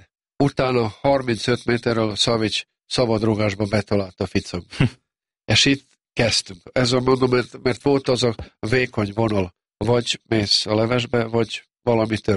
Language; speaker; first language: Hungarian; non-native, local second language; Serbian